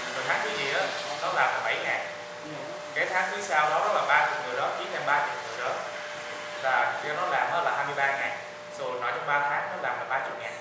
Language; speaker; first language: Vietnamese; early bilingual, heritage; Vietnamese